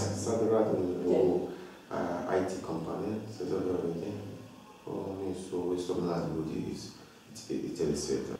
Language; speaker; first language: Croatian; non-native, learner; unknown